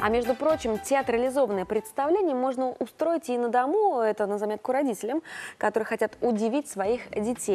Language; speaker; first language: Russian; native; Russian